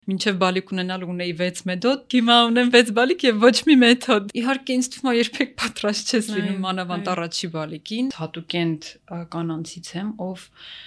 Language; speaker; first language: Armenian; native; Armenian